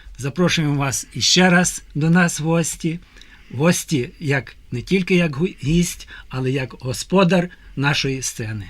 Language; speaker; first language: Ukrainian; native; Ukrainian